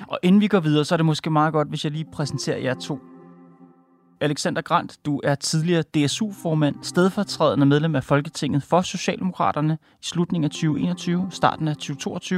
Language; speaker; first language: Danish; native; Danish